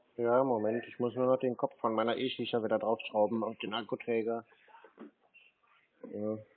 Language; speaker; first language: German; native; German